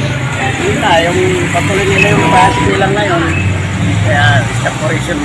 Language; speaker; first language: Filipino; native; Filipino